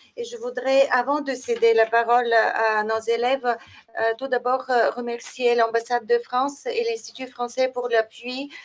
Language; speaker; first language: French; non-native, fluent; Bulgarian